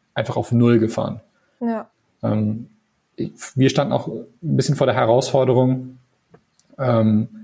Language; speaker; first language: German; non-native, fluent; English